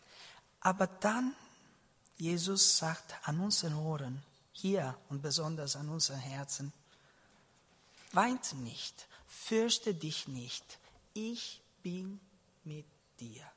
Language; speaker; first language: German; non-native, learner; Italian